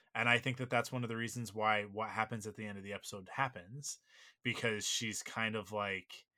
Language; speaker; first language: English; native; English